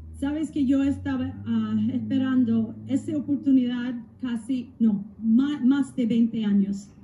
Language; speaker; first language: Spanish; non-native, fluent; English